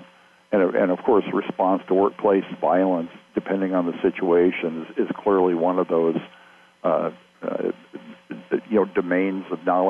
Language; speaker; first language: English; native; English